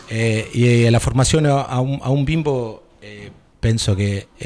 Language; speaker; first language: Italian; non-native, learner; Spanish